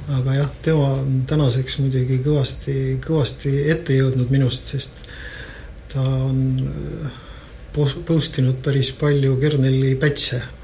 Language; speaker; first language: Estonian; native; Estonian